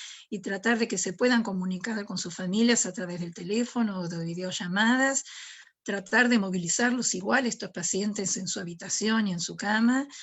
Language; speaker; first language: Spanish; native; Spanish